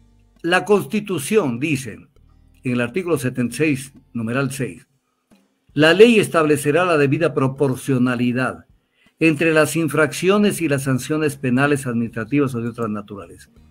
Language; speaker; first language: Spanish; native; Spanish